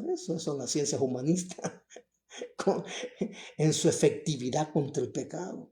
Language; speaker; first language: Spanish; native; Spanish